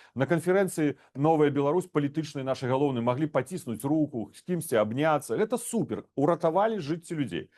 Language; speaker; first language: Belarusian; non-native, local second language; Russian